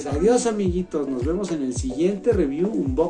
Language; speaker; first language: Spanish; native; Spanish